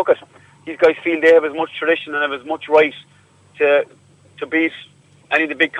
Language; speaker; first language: English; native; English